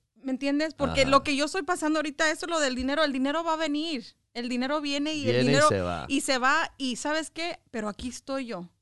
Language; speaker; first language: Spanish; early bilingual, heritage; Spanish